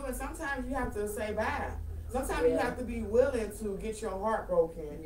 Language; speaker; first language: English; native; English